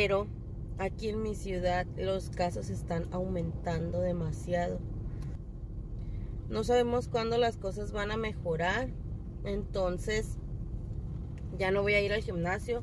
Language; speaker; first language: Spanish; native; Spanish